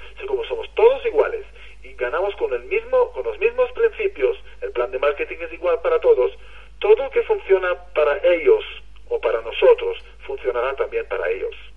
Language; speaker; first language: Spanish; non-native, fluent; Hebrew